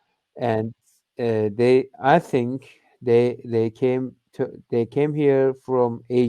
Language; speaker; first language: English; non-native, learner; Turkish